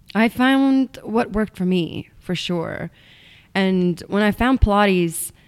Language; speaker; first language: English; non-native, fluent; Estonian